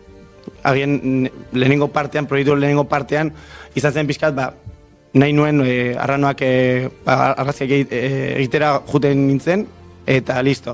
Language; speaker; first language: Basque; non-native, local second language; Spanish